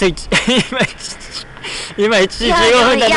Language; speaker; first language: Japanese; native; Japanese